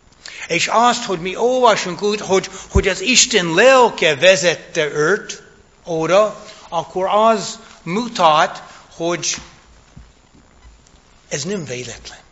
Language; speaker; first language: Hungarian; non-native, fluent; English